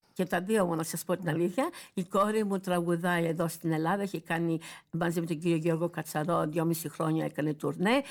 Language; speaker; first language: Greek; early bilingual, heritage; Greek